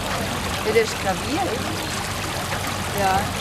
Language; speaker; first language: German; native; German